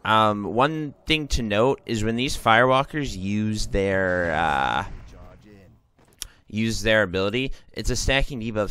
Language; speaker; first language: English; native; English